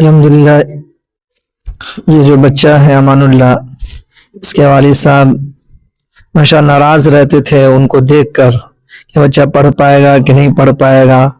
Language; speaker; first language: Urdu; native; Urdu